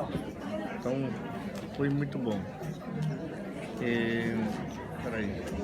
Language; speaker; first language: Portuguese; non-native, local second language; Yanomámi